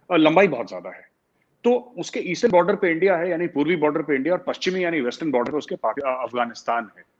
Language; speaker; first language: Hindi; native; Hindi